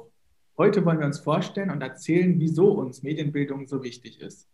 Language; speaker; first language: German; native; German